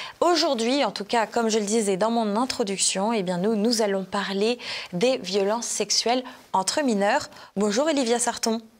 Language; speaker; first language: French; native; French